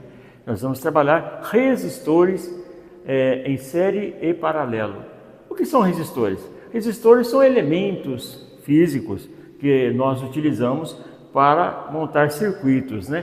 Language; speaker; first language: Portuguese; native; Portuguese